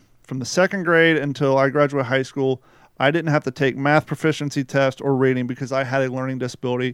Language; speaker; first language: English; native; English